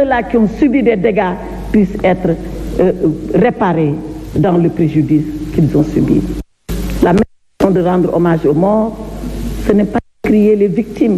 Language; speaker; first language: French; non-native, local second language; Fula